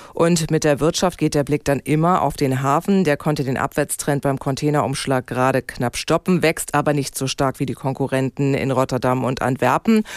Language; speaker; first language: German; native; German